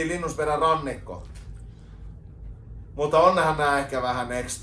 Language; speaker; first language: Finnish; native; Finnish